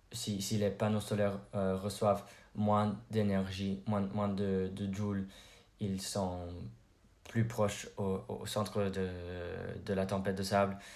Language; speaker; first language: French; non-native, learner; English